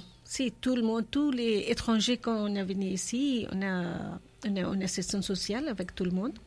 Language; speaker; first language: French; non-native, learner; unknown